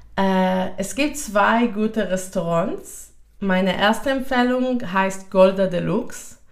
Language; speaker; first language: German; non-native, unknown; Hebrew